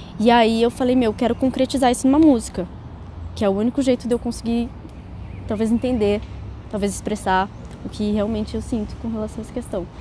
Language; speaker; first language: Portuguese; native; Portuguese